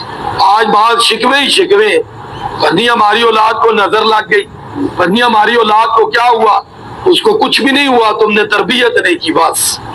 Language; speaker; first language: Urdu; native; Urdu